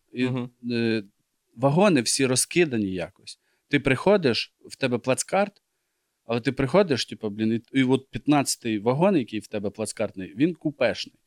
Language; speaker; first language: Ukrainian; native; Ukrainian